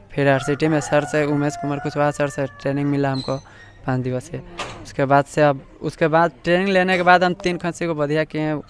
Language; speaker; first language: Hindi; native; Hindi